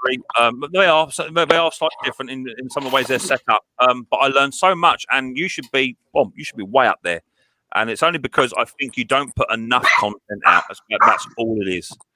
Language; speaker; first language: English; native; English